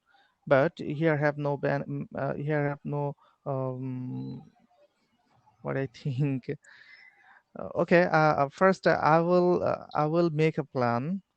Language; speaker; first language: English; non-native, learner; Bangla